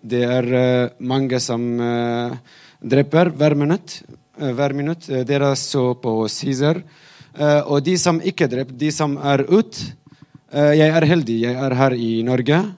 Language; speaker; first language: Norwegian; non-native, fluent; Arabic